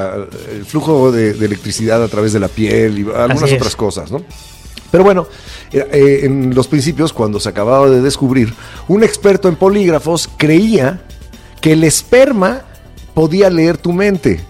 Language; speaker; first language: Spanish; native; Spanish